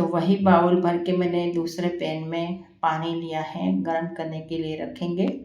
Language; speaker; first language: Hindi; non-native, local second language; Gujarati